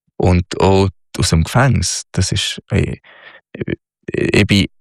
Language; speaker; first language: German; non-native, learner; Arabic